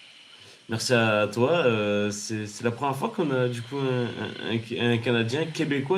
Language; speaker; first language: French; native; French